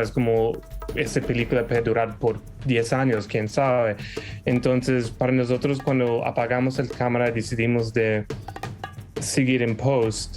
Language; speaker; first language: Spanish; non-native, fluent; English